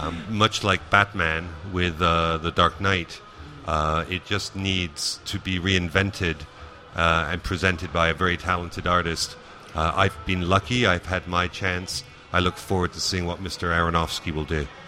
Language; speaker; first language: English; native; English